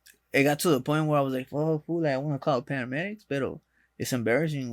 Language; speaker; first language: English; early bilingual, other home language; Spanish